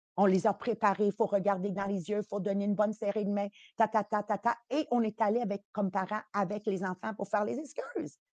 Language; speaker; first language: French; early bilingual, other home language; Italian